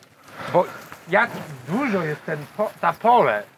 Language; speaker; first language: Polish; non-native, learner; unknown